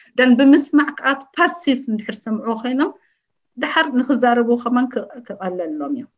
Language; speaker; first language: Tigrinya; early bilingual, heritage; Tigrinya